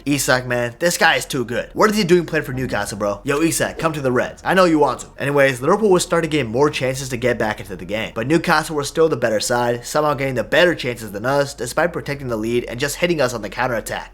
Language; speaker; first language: English; native; English